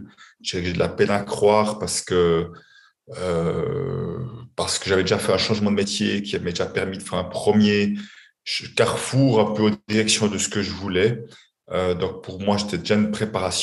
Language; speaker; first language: French; native; French